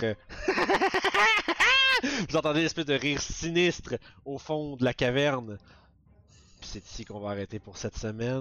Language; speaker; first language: French; native; French